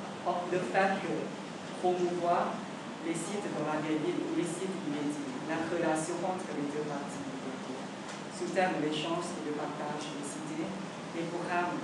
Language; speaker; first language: French; non-native, learner; Vietnamese